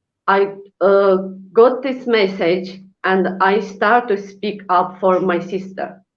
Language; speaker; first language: English; non-native, learner; Uyghur